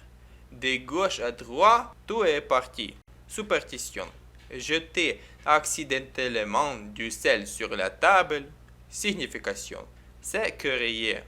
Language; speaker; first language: French; non-native, learner; Ukrainian